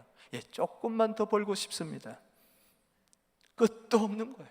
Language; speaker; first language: Korean; native; Korean